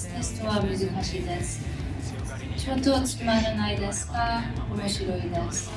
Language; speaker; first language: Japanese; non-native, learner; English